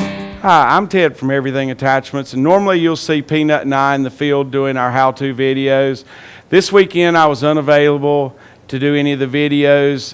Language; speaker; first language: English; native; English